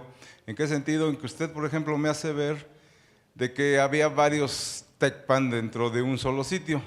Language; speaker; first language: Spanish; native; Spanish